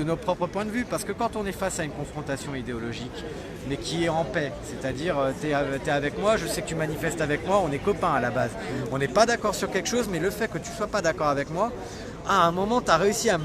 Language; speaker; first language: French; native; French